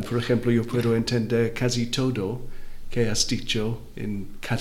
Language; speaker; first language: Spanish; non-native, learner; Welsh